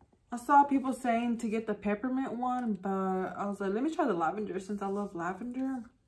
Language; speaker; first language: English; early bilingual, other home language; Spanish